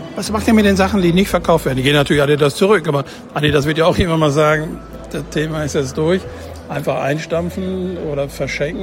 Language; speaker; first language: German; native; German